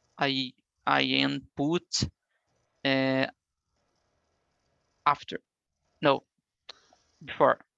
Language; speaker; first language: English; non-native, learner; Portuguese